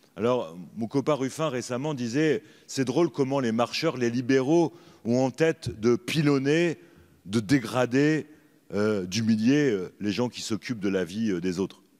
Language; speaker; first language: French; native; French